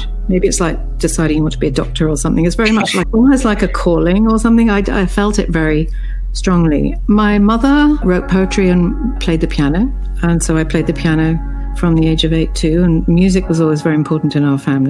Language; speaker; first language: English; native; English